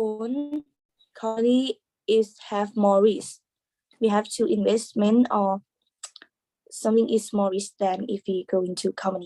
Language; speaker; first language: English; non-native, learner; Thai